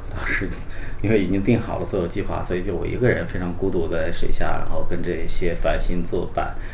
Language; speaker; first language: Chinese; native; Chinese